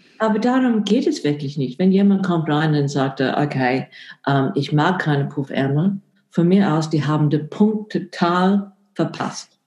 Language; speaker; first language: German; non-native, fluent; English